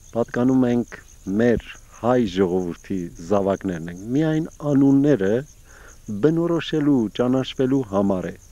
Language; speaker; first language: Armenian; early bilingual, heritage; Armenian